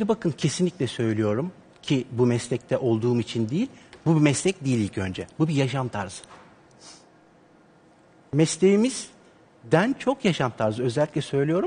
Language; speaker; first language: Turkish; native; Turkish